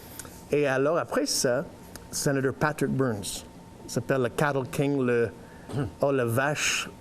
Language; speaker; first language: French; non-native, learner; English